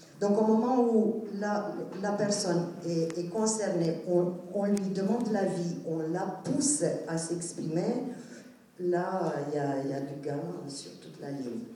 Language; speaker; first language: French; non-native, fluent; Romanian